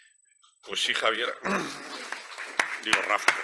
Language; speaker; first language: Spanish; native; Spanish